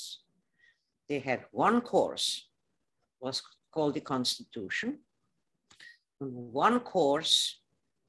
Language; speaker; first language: English; non-native, fluent; Romanian